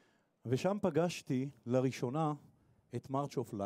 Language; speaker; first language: Hebrew; native; Hebrew